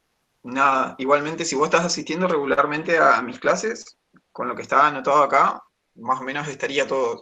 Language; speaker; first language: Spanish; native; Spanish